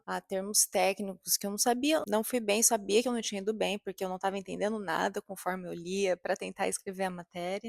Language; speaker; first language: Portuguese; native; Portuguese